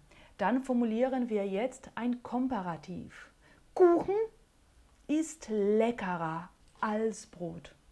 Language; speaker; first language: German; non-native, fluent; Portuguese